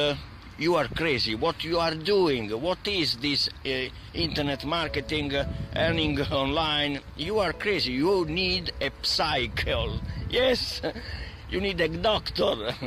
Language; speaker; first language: English; non-native, learner; Italian